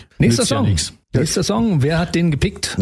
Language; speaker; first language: German; native; German